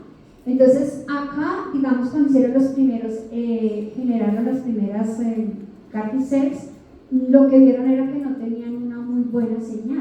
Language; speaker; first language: Spanish; native; Spanish